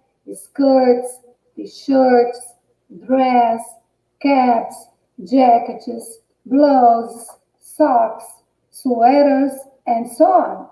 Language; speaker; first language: English; non-native, fluent; Portuguese